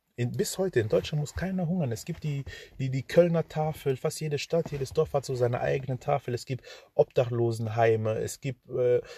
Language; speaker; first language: German; early bilingual, other home language; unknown